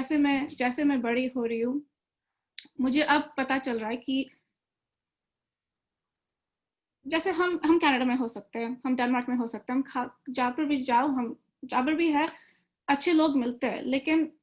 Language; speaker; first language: Hindi; early bilingual, other home language; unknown